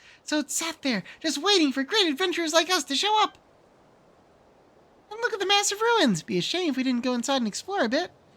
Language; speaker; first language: English; native; English